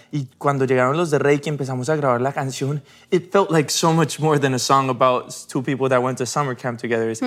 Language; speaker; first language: Spanish; early bilingual, heritage; Spanish